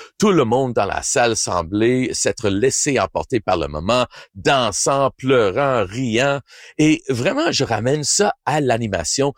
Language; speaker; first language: French; native; French